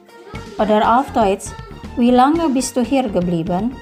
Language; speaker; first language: German; non-native, fluent; Indonesian